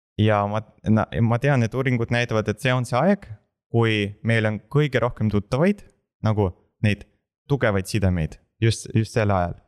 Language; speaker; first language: Estonian; non-native, local second language; Russian